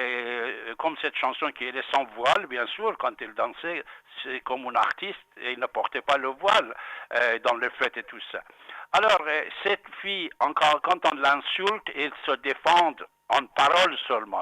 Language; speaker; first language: French; non-native, fluent; Persian